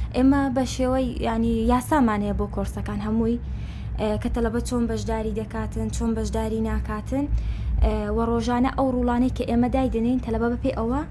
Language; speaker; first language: Central Kurdish; non-native, local second language; Kurdish